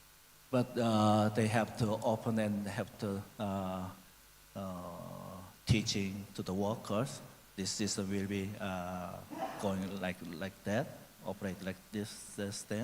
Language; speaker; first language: English; non-native, learner; Korean